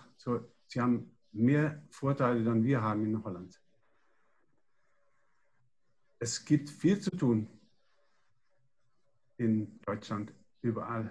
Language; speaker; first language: German; non-native, learner; Dutch